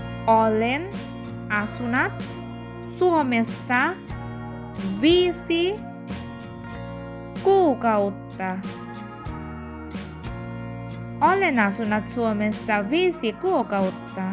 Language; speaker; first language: Finnish; non-native, learner; Bangla